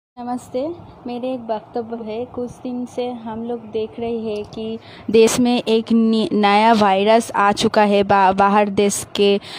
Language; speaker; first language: Hindi; non-native, local second language; Bangla